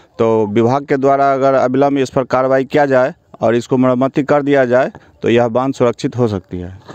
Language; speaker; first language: Hindi; native; Hindi